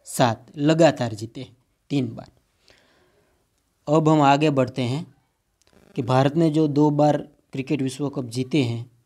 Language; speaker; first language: Hindi; non-native, local second language; Gujarati